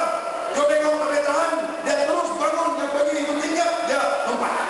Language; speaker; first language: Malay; non-native, local second language; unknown